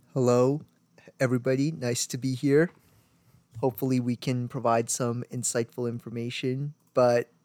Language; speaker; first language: English; early bilingual, other home language; Tamil